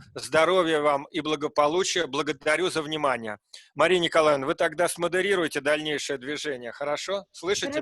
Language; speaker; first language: Russian; native; Russian